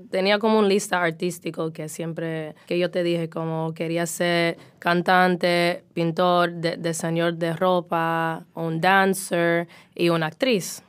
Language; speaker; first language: Spanish; early bilingual, heritage; Spanish